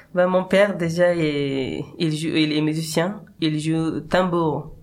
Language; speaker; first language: French; non-native, learner; Persian